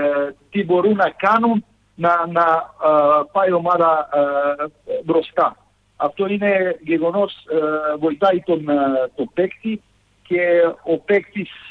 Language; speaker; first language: Greek; non-native, fluent; Serbian